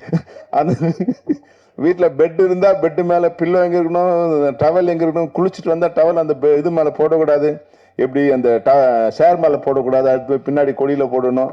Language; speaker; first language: Tamil; native; Tamil